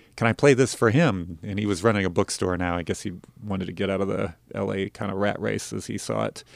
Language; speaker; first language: English; native; English